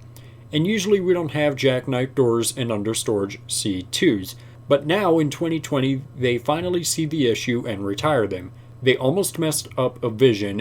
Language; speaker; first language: English; native; English